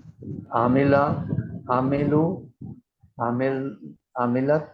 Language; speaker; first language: Arabic; non-native, learner; Urdu